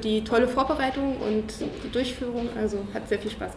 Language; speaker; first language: German; native; German